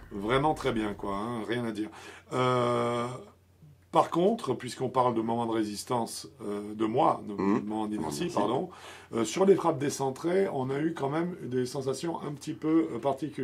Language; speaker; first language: French; native; French